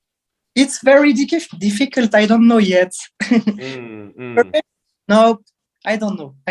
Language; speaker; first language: English; non-native, learner; French